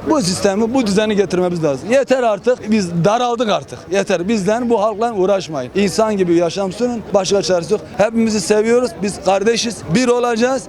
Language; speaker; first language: Turkish; native; Turkish